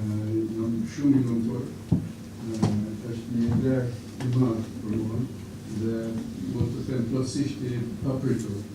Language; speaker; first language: Albanian; non-native, fluent; English